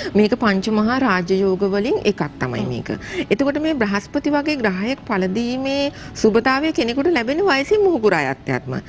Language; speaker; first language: Sinhala; native; Sinhala